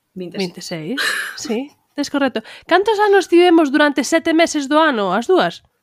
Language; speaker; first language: Galician; non-native, local second language; Spanish